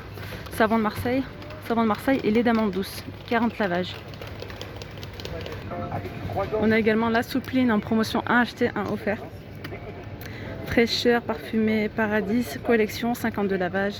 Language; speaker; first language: French; native; French